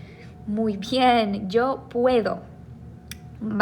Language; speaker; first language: Spanish; non-native, fluent; English